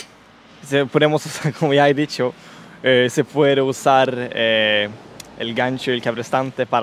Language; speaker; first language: Spanish; non-native, learner; Swedish